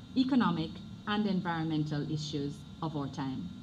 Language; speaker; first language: English; native; English